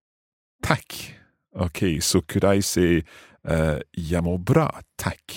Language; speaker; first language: Swedish; non-native, learner; English